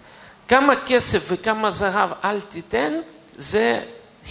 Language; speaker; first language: Hebrew; non-native, fluent; Russian